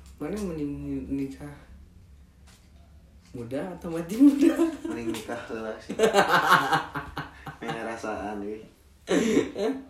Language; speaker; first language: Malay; non-native, local second language; Sundanese